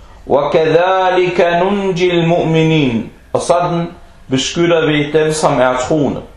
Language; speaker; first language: Danish; non-native, local second language; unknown